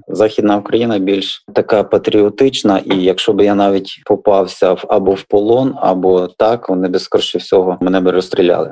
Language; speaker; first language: Ukrainian; native; Ukrainian